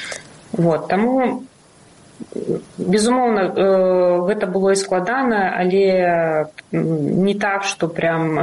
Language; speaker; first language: Belarusian; non-native, local second language; Russian